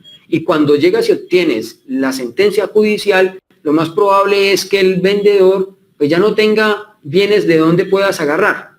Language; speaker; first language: Spanish; native; Spanish